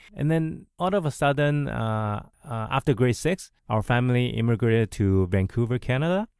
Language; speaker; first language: English; early bilingual, other home language; Chinese